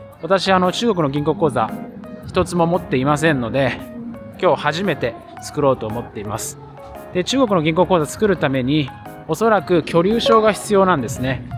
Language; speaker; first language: Japanese; native; Japanese